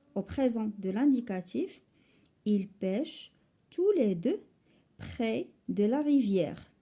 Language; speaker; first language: French; non-native, local second language; Arabic